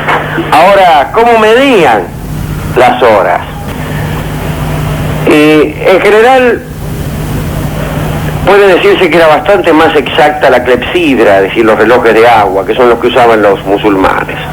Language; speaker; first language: Spanish; native; Spanish